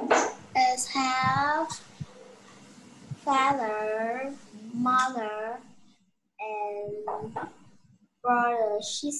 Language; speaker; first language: English; non-native, learner; Vietnamese